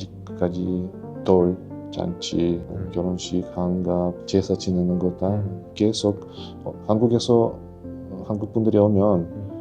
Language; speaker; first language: Korean; non-native, fluent; Russian